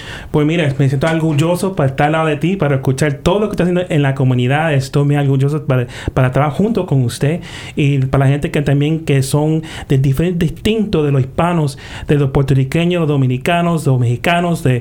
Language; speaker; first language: Spanish; early bilingual, heritage; Spanish